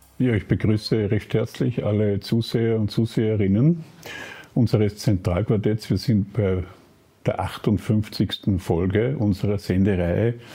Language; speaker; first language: German; native; German